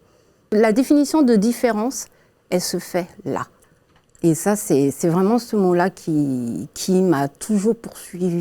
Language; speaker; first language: French; early bilingual, other home language; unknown